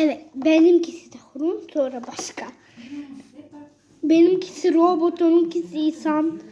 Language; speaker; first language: Turkish; early bilingual, heritage; Turkish